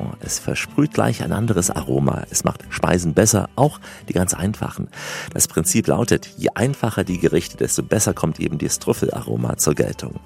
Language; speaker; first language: German; native; German